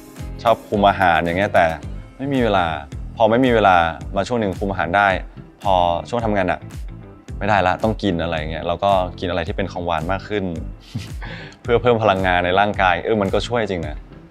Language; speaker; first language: Thai; native; Thai